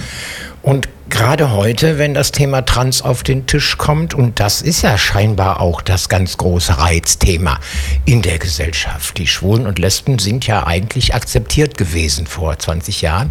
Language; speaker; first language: German; native; German